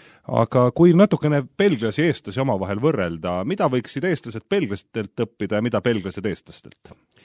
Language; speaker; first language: Estonian; native; Estonian